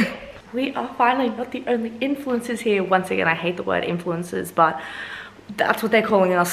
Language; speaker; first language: English; native; English